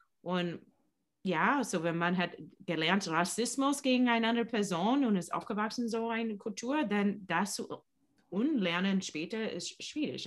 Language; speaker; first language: German; non-native, learner; English